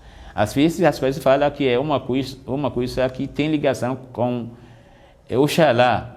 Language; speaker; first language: Portuguese; non-native, fluent; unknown